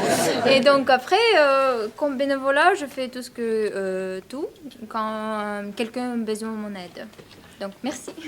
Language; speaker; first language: French; non-native, fluent; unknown